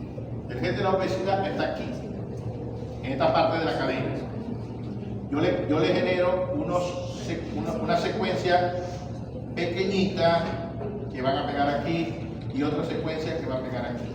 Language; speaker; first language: Spanish; native; Spanish